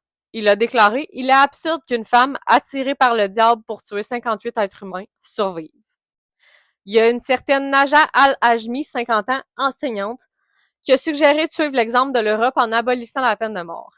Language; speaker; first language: French; native; French